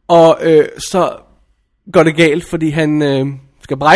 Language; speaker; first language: Danish; native; Danish